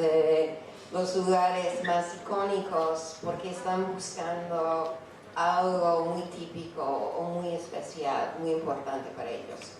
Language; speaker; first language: Spanish; non-native, fluent; English